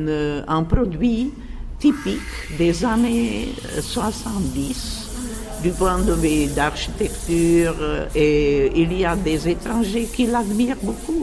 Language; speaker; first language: French; non-native, fluent; Czech